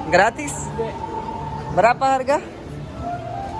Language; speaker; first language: Indonesian; non-native, learner; Urdu